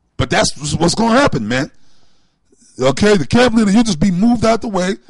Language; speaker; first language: English; native; English